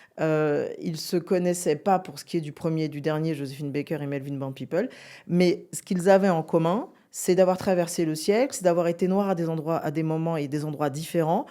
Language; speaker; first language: French; native; French